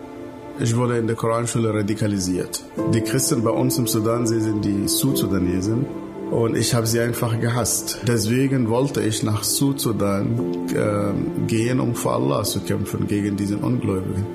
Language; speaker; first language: German; non-native, fluent; Arabic